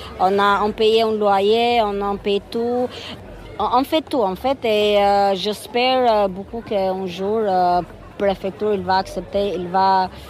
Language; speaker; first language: French; non-native, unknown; Albanian